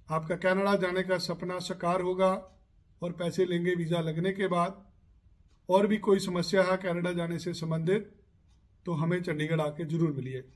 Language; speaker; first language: Hindi; non-native, local second language; Punjabi